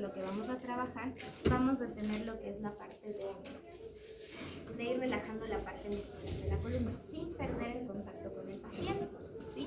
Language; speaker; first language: Spanish; native; Spanish